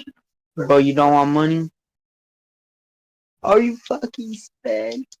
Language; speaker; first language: English; native; English